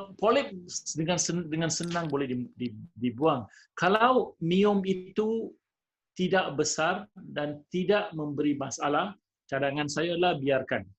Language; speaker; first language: Malay; non-native, local second language; Tamil